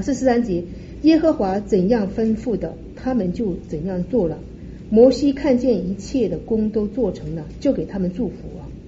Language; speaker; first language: Chinese; native; Chinese